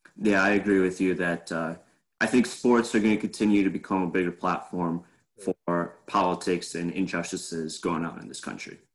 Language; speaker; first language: English; native; English